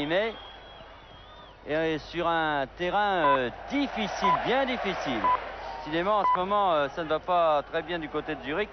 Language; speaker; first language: French; native; French